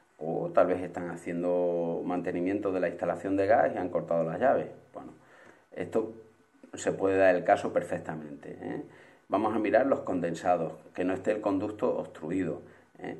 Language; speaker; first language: Spanish; native; Spanish